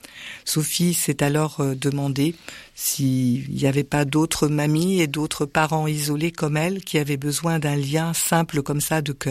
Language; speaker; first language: French; native; French